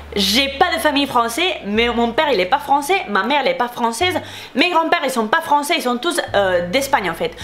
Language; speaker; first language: French; non-native, fluent; Spanish